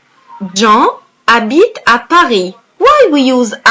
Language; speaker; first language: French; non-native, fluent; Arabic